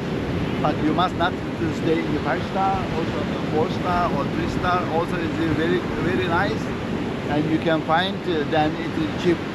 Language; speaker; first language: English; non-native, learner; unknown